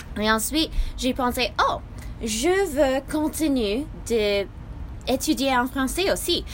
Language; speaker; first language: French; non-native, learner; English